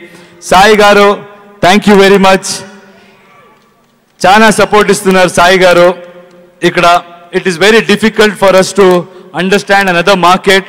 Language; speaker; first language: Telugu; non-native, learner; Kannada